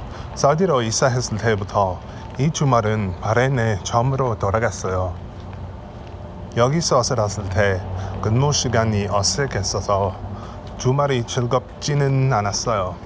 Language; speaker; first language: Korean; non-native, learner; English